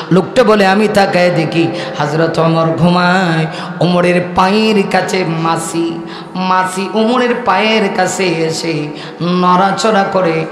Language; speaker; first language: Bangla; non-native, local second language; Sylheti